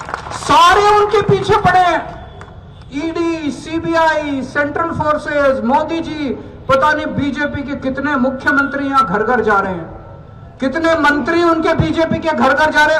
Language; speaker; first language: Hindi; native; Hindi